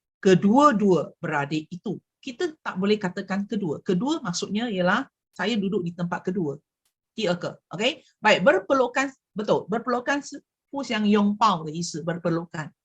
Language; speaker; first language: Malay; non-native, local second language; Chinese